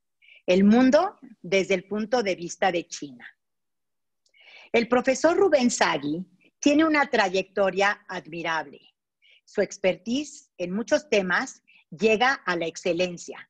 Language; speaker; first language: Spanish; native; Spanish